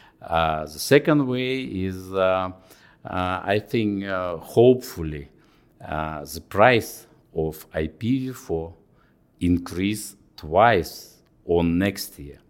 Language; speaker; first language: English; non-native, fluent; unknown